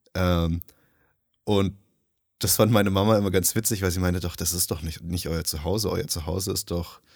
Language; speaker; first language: German; early bilingual, other home language; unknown